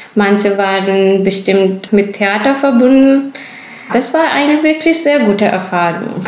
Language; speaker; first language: German; non-native, fluent; Urdu